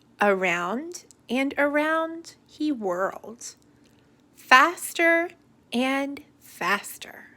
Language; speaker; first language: English; native; English